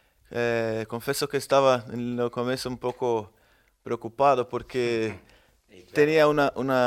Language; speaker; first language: Spanish; non-native, fluent; Portuguese